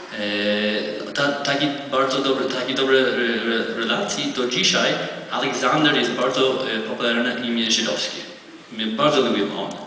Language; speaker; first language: Polish; non-native, learner; Hebrew